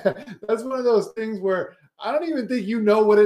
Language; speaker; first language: English; native; English